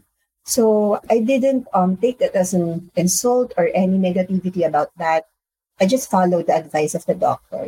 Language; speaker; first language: English; non-native, local second language; Filipino